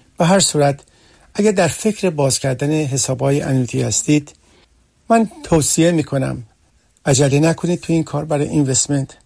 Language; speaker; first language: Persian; early bilingual, heritage; Persian